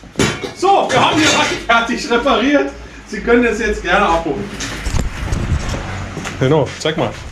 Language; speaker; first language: German; native; German